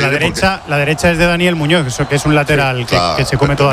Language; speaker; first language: Spanish; native; Spanish